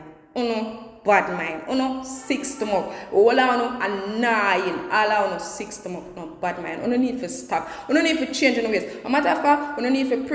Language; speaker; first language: English; non-native, local second language; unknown